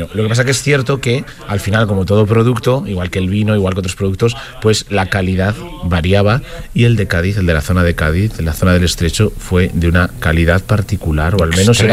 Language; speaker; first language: Spanish; native; Spanish